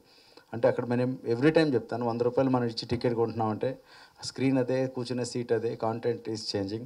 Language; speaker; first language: Telugu; native; Telugu